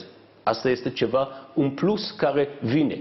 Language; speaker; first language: Romanian; non-native, fluent; Hebrew